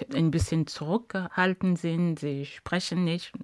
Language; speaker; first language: German; non-native, fluent; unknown